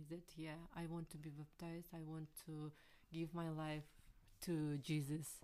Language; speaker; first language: English; non-native, fluent; Kyrgyz